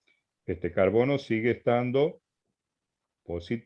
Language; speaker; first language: Spanish; native; Spanish